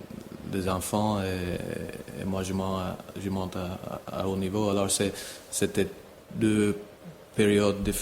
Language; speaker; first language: French; non-native, fluent; English